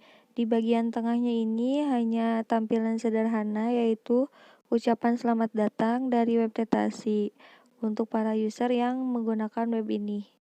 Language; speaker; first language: Indonesian; native; Indonesian